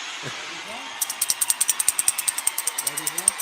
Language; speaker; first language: English; non-native, learner; Chinese